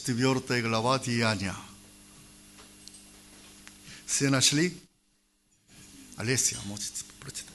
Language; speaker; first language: Russian; non-native, learner; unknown